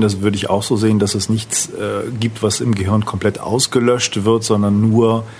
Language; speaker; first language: German; native; German